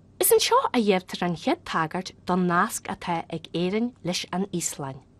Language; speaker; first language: Irish; native; Irish